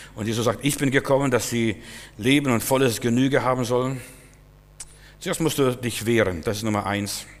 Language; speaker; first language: German; non-native, fluent; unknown